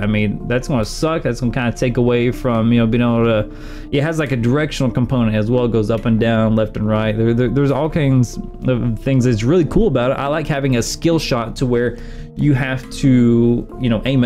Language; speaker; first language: English; native; English